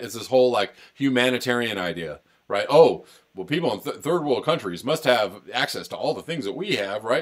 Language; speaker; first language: English; native; English